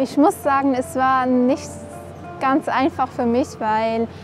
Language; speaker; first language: German; non-native, fluent; Kurdish